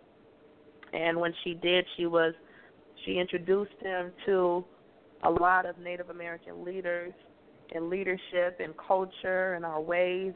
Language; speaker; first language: English; native; English